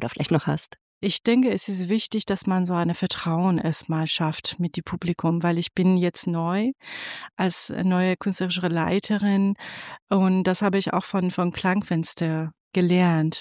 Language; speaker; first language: German; non-native, fluent; Persian